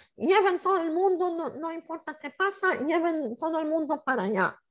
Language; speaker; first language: Spanish; non-native, fluent; Polish